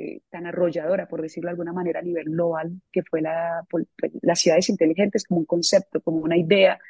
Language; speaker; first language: Spanish; native; Spanish